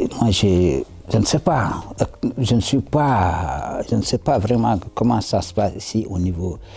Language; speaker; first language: French; non-native, local second language; Wolof